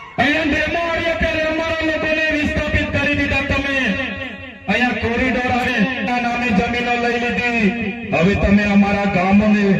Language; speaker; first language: Gujarati; non-native, local second language; Vasavi